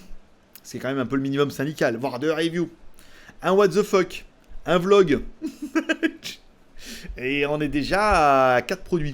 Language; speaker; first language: French; native; French